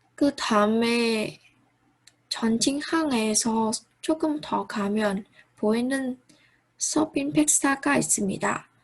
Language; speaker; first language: Korean; non-native, fluent; Vietnamese